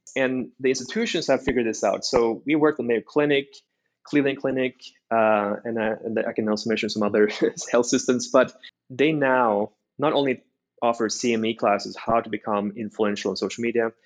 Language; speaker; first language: English; non-native, fluent; Norwegian